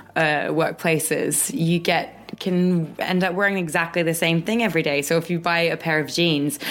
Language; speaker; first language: English; native; English